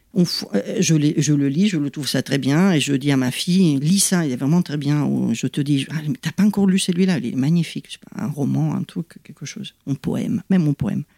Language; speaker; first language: French; non-native, fluent; Italian